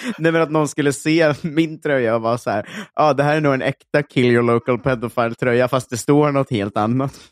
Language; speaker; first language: Swedish; native; Swedish